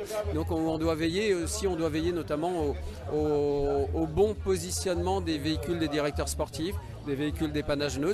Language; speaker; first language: French; native; French